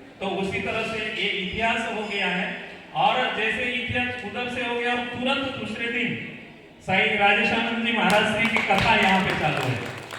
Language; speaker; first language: Hindi; non-native, local second language; Gujarati